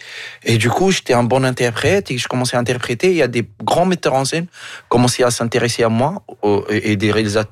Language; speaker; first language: French; non-native, local second language; Arabic